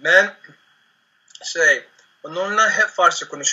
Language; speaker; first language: Turkish; non-native, fluent; Spanish